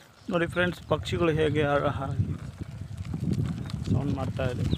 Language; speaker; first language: Kannada; non-native, local second language; Urdu